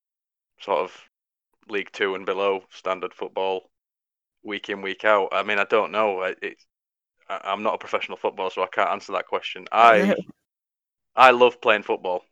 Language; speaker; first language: English; native; English